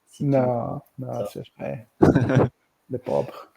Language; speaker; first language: French; non-native, learner; English